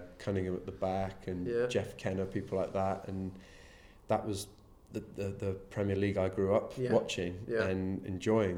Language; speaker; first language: English; native; English